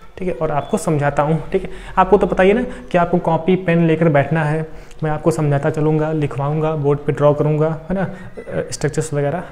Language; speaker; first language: Hindi; native; Hindi